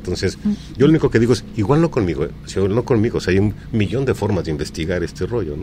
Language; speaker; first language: Spanish; native; Spanish